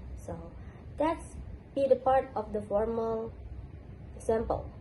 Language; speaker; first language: English; non-native, learner; Indonesian